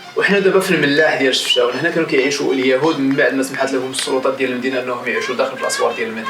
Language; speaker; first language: Arabic; native; Arabic